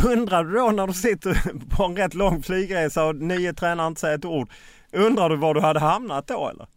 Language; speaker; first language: Swedish; native; Swedish